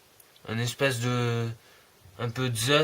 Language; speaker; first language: French; native; French